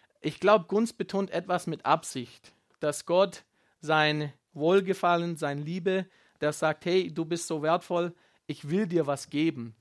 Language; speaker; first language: German; non-native, fluent; Afrikaans